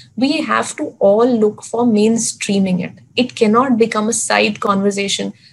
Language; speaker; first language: English; non-native, local second language; Hindi